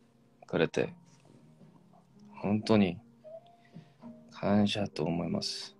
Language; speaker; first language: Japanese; non-native, learner; Korean